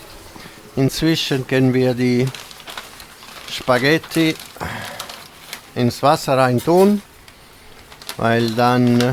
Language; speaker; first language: German; non-native, fluent; Italian